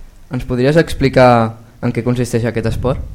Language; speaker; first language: Catalan; native; Catalan